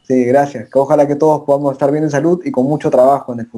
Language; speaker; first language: Spanish; native; Spanish